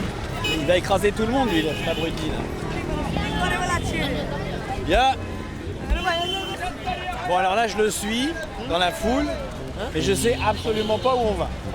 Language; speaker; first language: French; native; French